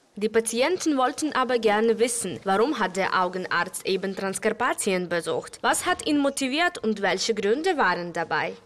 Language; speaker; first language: German; non-native, learner; Ukrainian